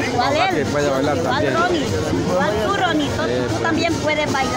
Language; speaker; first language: Spanish; native; Spanish